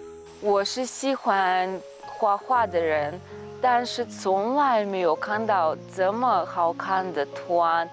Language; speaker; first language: Chinese; non-native, learner; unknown